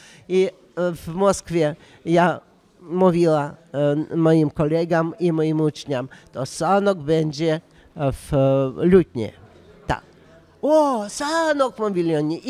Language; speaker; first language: Polish; non-native, learner; Russian